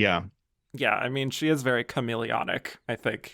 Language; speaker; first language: English; native; English